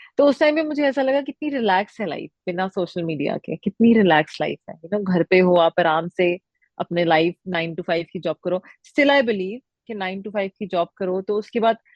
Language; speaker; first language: Hindi; native; Hindi